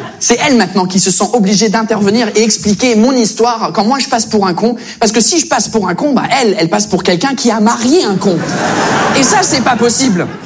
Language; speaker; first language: French; early bilingual, other home language; English